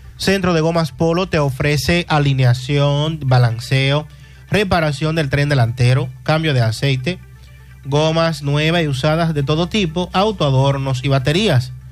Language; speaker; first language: Spanish; native; Spanish